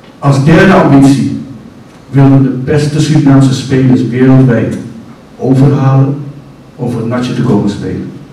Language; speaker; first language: Dutch; native; Dutch